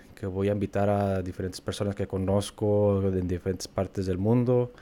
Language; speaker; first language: Spanish; early bilingual, heritage; Spanish